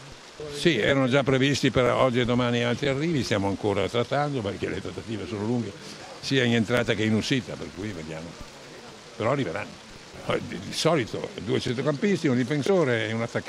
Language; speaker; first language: Italian; native; Italian